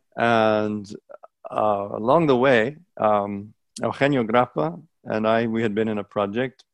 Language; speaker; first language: English; native; English